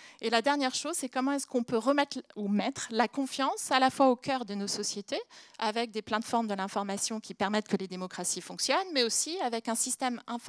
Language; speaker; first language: French; native; French